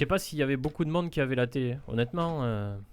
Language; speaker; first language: French; native; French